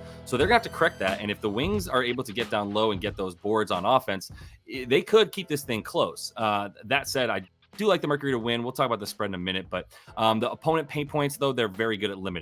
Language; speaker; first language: English; native; English